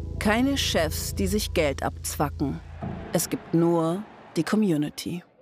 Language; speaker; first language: German; native; German